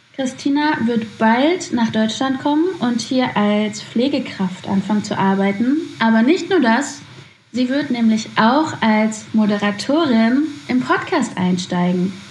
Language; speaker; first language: German; native; German